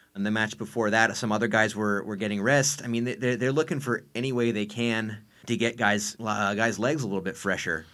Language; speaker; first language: English; native; English